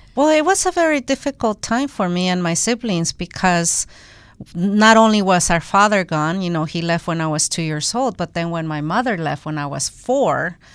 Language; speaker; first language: English; non-native, fluent; Spanish